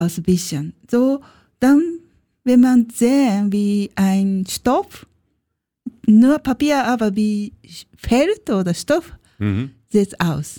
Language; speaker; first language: German; non-native, learner; Japanese